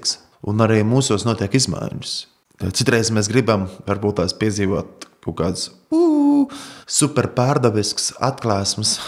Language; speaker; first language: Latvian; native; Latvian